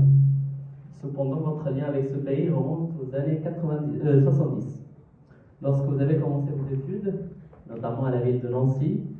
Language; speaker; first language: French; native; French